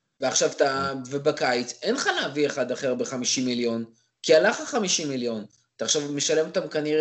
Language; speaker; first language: Hebrew; native; Hebrew